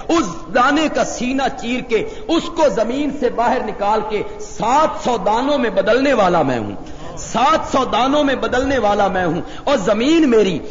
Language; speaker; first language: Urdu; non-native, local second language; Punjabi